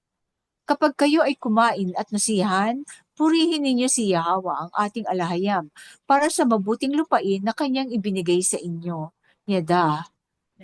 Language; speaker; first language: Filipino; native; Filipino